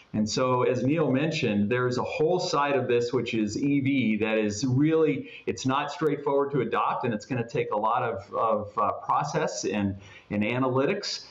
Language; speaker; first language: English; native; English